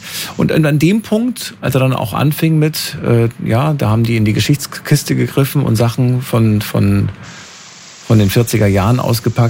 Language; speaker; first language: German; native; German